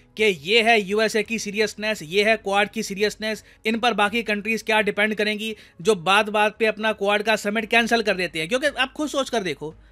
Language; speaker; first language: Hindi; native; Hindi